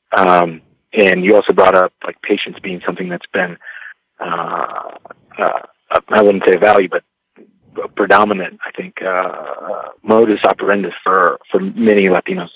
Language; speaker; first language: English; early bilingual, other home language; Spanish